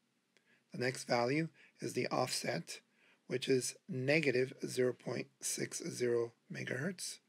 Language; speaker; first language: English; native; English